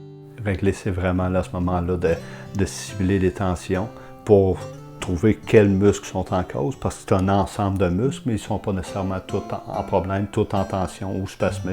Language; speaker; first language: French; native; French